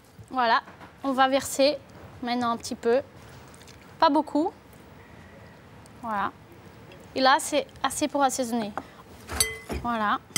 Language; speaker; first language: French; non-native, fluent; Portuguese